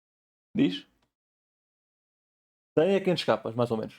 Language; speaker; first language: Portuguese; native; Portuguese